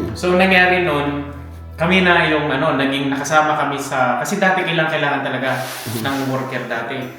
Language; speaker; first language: Filipino; native; Filipino